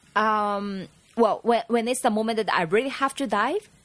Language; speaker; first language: English; non-native, fluent; Japanese